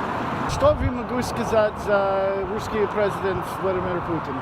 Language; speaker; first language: Russian; non-native, learner; English